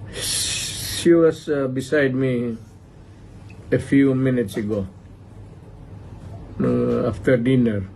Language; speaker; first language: English; non-native, local second language; Cebuano